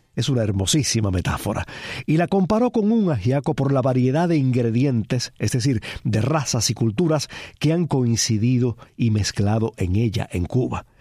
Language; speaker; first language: Spanish; early bilingual, heritage; Spanish